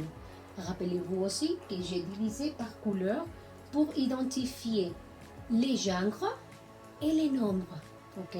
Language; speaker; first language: French; non-native, learner; Spanish